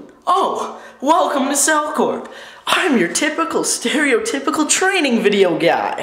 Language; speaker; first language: English; native; English